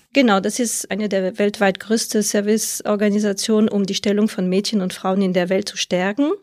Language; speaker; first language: German; non-native, fluent; French